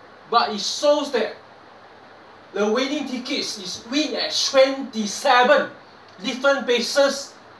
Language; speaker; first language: English; non-native, local second language; Chinese